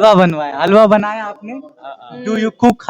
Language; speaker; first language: Hindi; native; Hindi